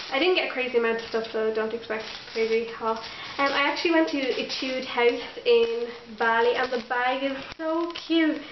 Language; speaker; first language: English; native; English